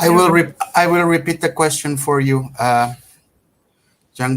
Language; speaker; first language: English; non-native, fluent; Spanish